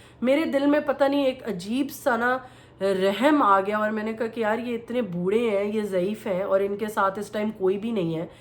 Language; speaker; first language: Urdu; native; Urdu